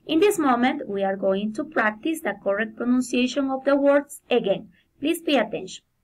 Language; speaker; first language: English; non-native, fluent; Spanish